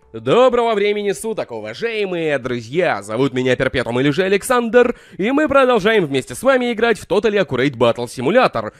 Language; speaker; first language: Russian; native; Russian